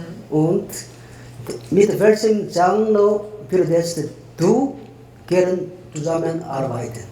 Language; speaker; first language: German; non-native, fluent; Korean